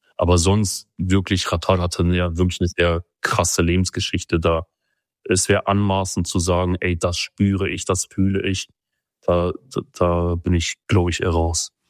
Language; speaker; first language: German; early bilingual, other home language; Kurdish